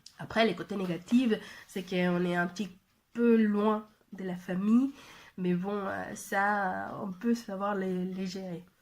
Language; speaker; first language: French; non-native, fluent; Spanish